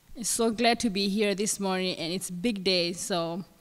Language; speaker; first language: English; non-native, fluent; Thai